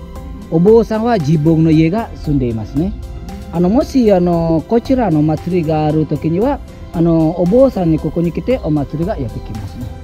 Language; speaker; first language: Japanese; non-native, fluent; Indonesian